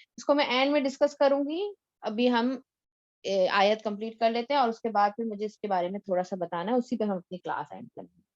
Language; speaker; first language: Urdu; native; Urdu